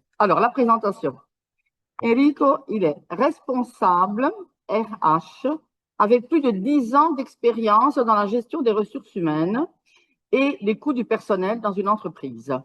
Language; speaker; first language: French; non-native, fluent; Italian